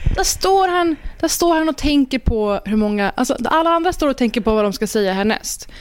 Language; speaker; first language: Swedish; early bilingual, other home language; Persian